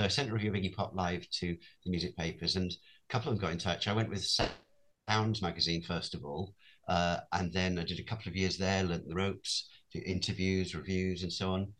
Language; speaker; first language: English; native; English